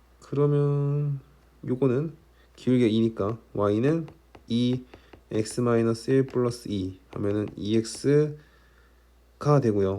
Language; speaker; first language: Korean; native; Korean